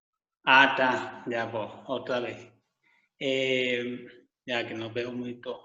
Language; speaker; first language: Portuguese; non-native, learner; Spanish